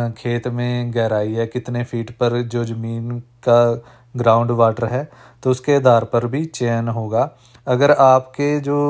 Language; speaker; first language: Hindi; non-native, local second language; Punjabi